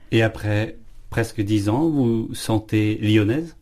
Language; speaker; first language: French; native; French